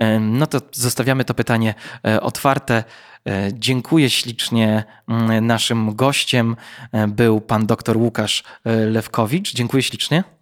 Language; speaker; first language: Polish; native; Polish